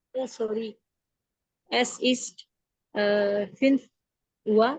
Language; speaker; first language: German; non-native, learner; Urdu